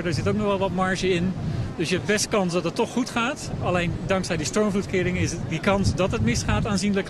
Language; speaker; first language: Dutch; native; Dutch